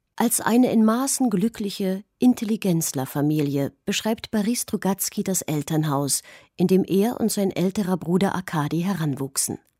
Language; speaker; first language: German; native; German